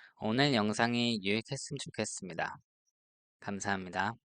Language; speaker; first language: Korean; native; Korean